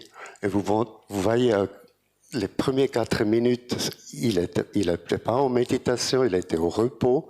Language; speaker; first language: French; non-native, fluent; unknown